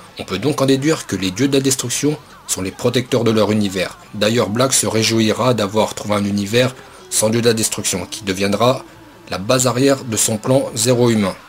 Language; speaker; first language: French; native; French